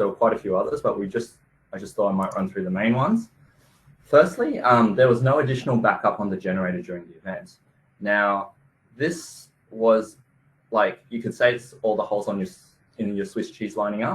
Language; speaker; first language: English; native; English